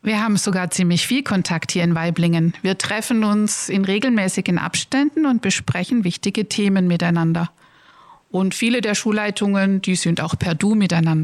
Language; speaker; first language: German; native; German